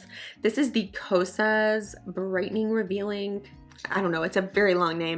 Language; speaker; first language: English; native; English